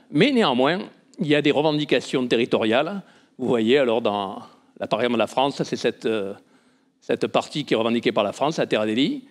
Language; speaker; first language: French; native; French